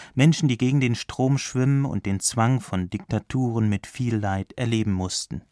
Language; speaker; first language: German; native; German